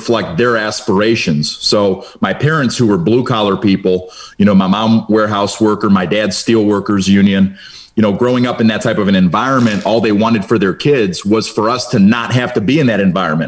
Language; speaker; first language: English; early bilingual, other home language; Romanian